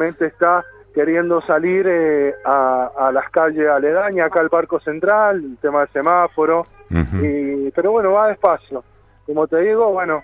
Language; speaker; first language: Spanish; native; Spanish